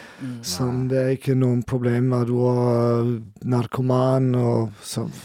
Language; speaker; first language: Norwegian; non-native, learner; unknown